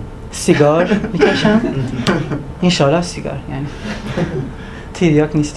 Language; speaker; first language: Persian; non-native, fluent; Turkish